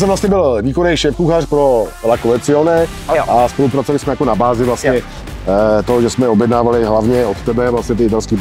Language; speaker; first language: Czech; native; Czech